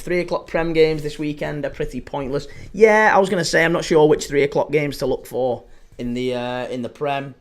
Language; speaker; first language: English; native; English